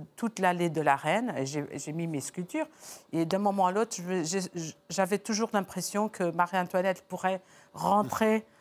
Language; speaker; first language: French; non-native, fluent; Portuguese